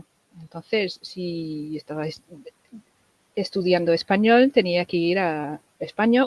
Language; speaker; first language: Spanish; non-native, fluent; English